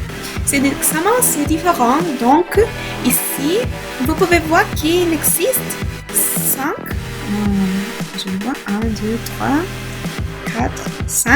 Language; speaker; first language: French; non-native, learner; Spanish